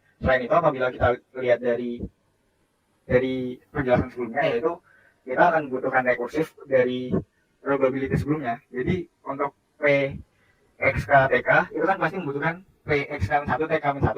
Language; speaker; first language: Indonesian; native; Indonesian